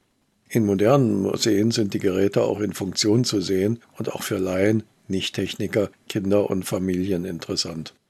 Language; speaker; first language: German; native; German